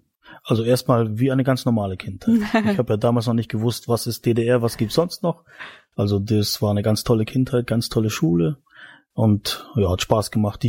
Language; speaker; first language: German; native; German